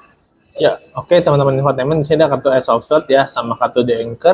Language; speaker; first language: Indonesian; native; Indonesian